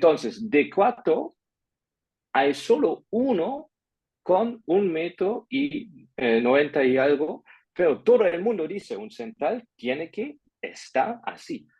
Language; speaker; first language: Spanish; non-native, fluent; German